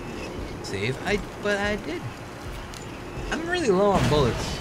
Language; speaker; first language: English; native; English